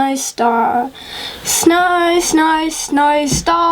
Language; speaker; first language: English; native; English